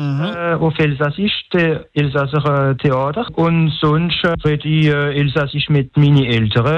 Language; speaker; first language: German; non-native, local second language; French